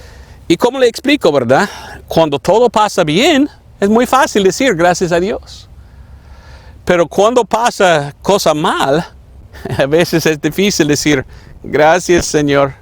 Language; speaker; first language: Spanish; non-native, fluent; English